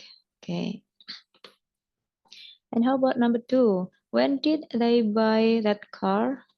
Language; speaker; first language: English; non-native, fluent; Indonesian